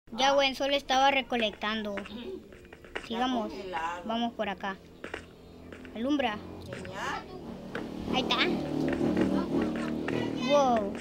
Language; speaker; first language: Spanish; native; Spanish